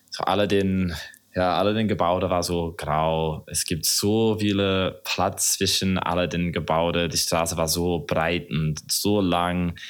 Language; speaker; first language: German; non-native, learner; English